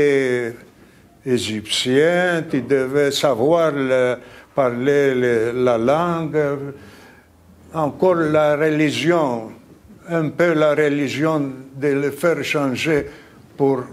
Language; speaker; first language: French; non-native, fluent; Greek